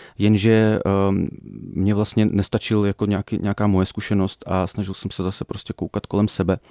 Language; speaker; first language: Czech; early bilingual, other home language; Russian